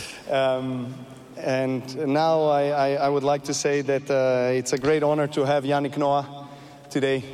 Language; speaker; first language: English; non-native, fluent; Serbian